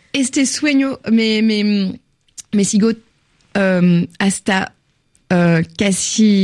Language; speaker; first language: Spanish; non-native, fluent; French